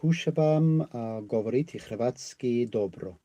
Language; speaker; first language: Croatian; non-native, learner; English